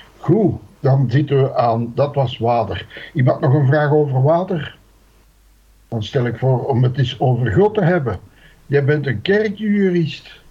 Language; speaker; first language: Dutch; native; Dutch